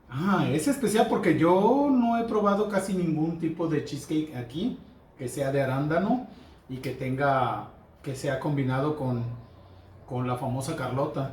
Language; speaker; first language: Spanish; native; Spanish